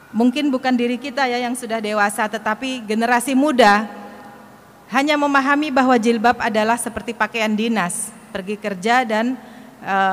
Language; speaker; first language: Indonesian; non-native, fluent; Arabic